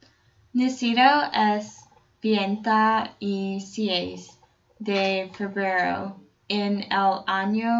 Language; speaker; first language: Spanish; non-native, learner; English